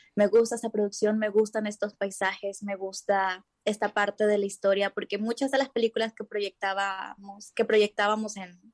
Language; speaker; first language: Catalan; non-native, learner; Spanish